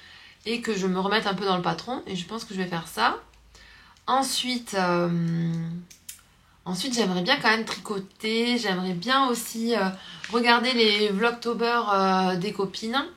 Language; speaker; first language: French; native; French